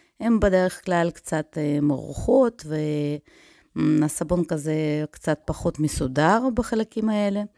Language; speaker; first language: Hebrew; non-native, fluent; Russian